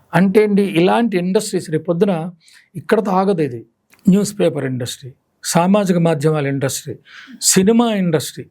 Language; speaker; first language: Telugu; native; Telugu